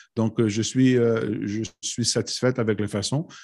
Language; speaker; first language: French; non-native, local second language; English